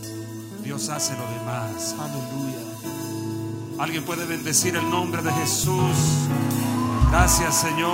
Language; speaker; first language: Spanish; native; Spanish